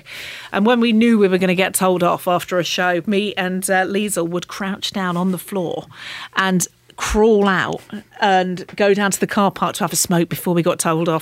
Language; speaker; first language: English; native; English